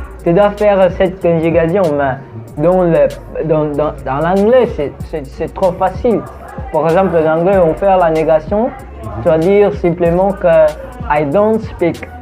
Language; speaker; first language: French; non-native, learner; Portuguese